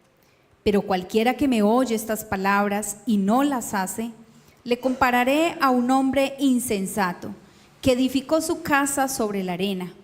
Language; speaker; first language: Spanish; native; Spanish